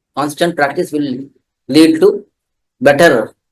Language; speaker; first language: English; non-native, local second language; Tamil